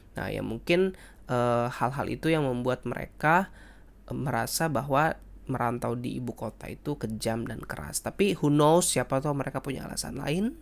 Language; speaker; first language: Indonesian; native; Indonesian